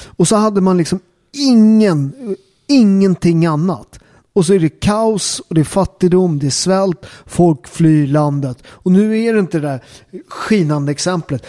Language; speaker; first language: Swedish; native; Swedish